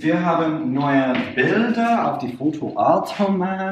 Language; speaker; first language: German; non-native, learner; English